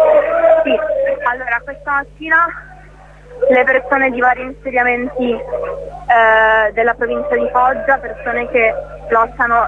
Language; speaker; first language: Italian; native; Italian